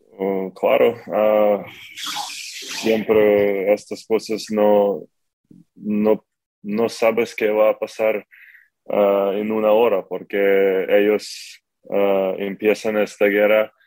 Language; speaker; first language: Spanish; non-native, fluent; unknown